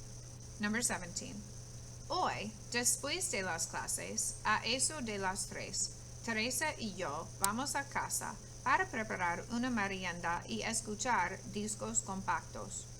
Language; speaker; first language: Spanish; non-native, fluent; English